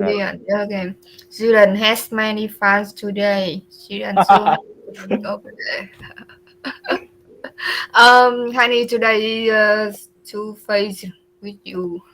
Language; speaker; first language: English; non-native, learner; Vietnamese